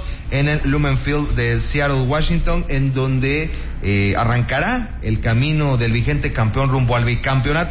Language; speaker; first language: Spanish; native; Spanish